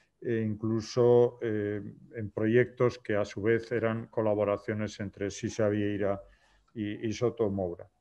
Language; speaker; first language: Spanish; native; Spanish